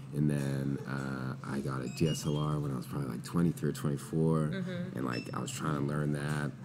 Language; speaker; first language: English; native; English